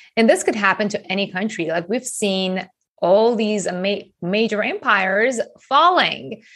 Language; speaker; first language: English; non-native, fluent; Persian